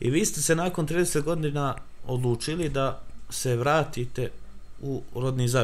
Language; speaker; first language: Croatian; native; Croatian